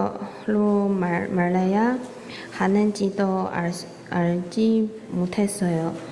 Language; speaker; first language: Korean; non-native, fluent; Chinese